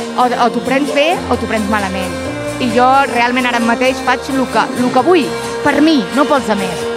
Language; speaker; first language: Catalan; native; Catalan